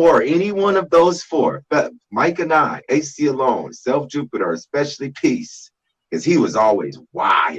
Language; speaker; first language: English; native; English